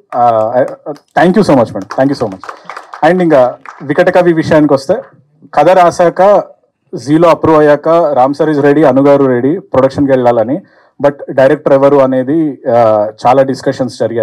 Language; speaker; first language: Telugu; native; Telugu